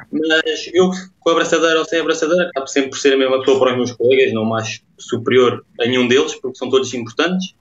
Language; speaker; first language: Portuguese; native; Portuguese